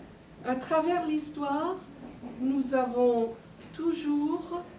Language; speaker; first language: French; non-native, fluent; Persian